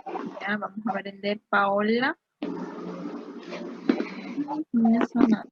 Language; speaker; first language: Spanish; native; Spanish